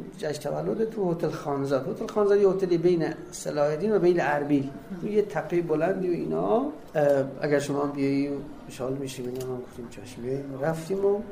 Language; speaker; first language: Persian; native; Persian